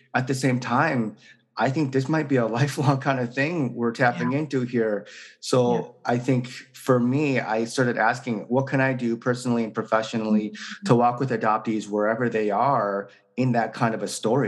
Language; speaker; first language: English; native; English